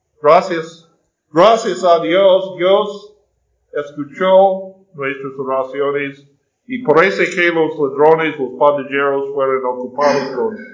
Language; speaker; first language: Spanish; non-native, fluent; English